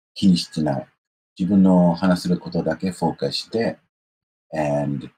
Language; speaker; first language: Japanese; non-native, fluent; English